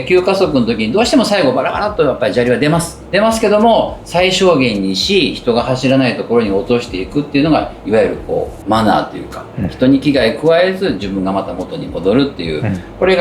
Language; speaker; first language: Japanese; native; Japanese